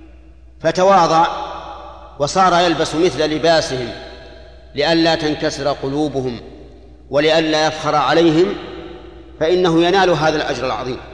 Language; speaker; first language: Arabic; native; Arabic